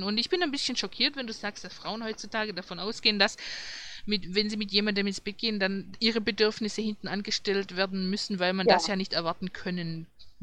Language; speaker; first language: German; native; German